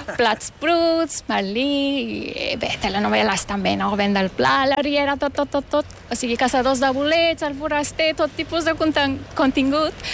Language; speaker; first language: Catalan; non-native, fluent; Turkish